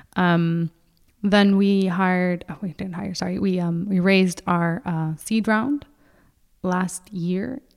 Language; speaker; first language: English; non-native, fluent; Spanish